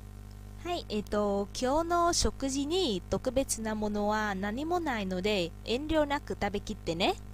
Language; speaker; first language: Japanese; non-native, learner; Vietnamese